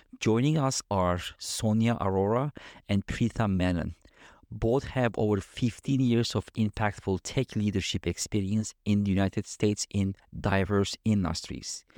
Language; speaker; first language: English; non-native, fluent; Turkish